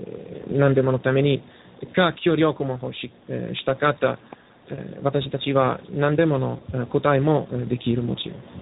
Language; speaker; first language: Japanese; non-native, learner; Italian